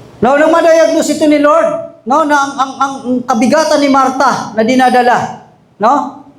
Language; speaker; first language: Filipino; non-native, local second language; Aklanon